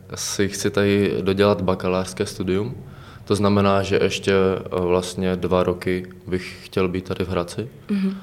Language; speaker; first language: Czech; native; Czech